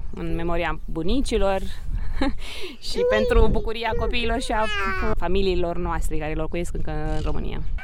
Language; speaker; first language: Romanian; native; Romanian